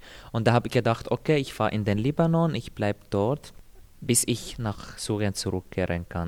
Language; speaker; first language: German; non-native, fluent; Arabic